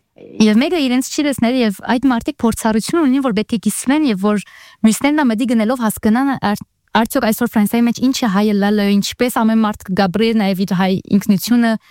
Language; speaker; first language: Armenian; early bilingual, heritage; Armenian